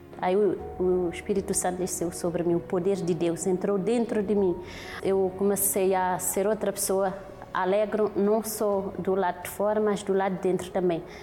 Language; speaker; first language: Portuguese; non-native, local second language; Kabuverdianu